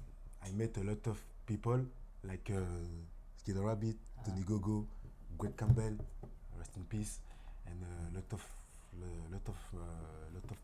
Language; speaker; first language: English; non-native, learner; French